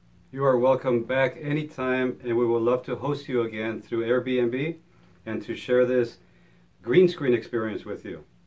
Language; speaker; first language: English; native; English